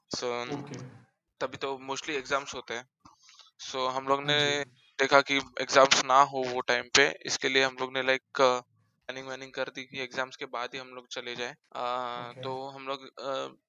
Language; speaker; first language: Hindi; non-native, local second language; Marathi